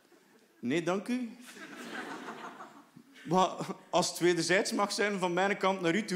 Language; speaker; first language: Dutch; native; Dutch